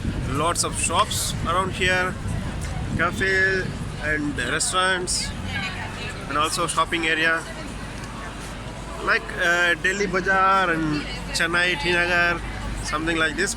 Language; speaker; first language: English; non-native, local second language; Tamil